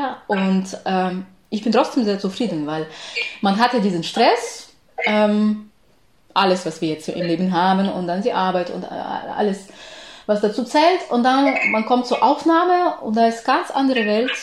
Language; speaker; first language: German; non-native, fluent; Ukrainian